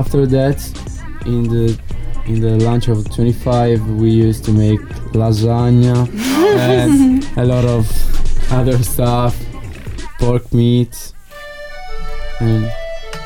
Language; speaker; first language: English; non-native, learner; Italian